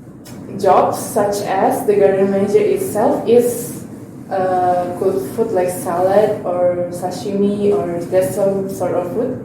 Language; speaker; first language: English; non-native, learner; Indonesian